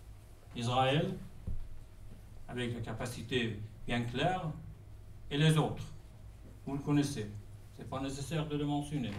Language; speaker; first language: French; non-native, fluent; Persian